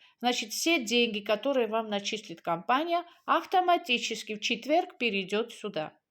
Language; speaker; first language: Russian; non-native, local second language; Georgian